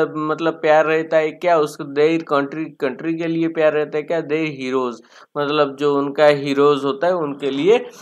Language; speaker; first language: Hindi; non-native, local second language; Bangla